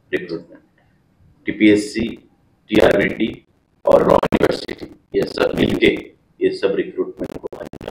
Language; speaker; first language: Hindi; non-native, local second language; Bangla